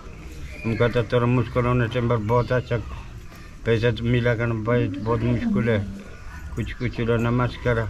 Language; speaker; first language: Hindi; non-native, local second language; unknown